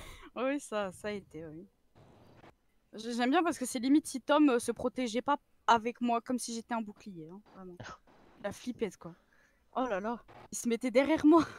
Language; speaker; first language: French; native; French